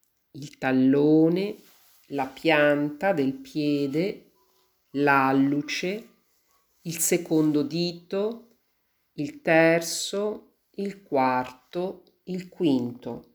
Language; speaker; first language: Italian; native; Italian